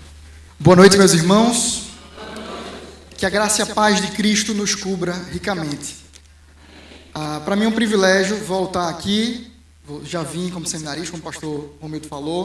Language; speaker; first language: Portuguese; native; Portuguese